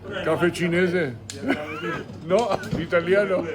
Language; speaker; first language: Italian; non-native, fluent; Georgian